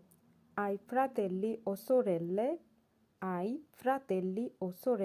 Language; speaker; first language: Italian; non-native, learner; Bangla